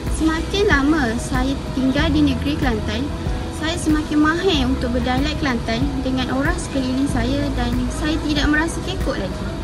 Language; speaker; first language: Malay; native; Malay